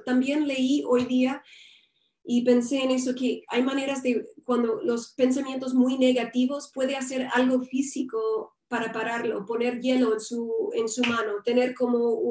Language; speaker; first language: Spanish; non-native, fluent; English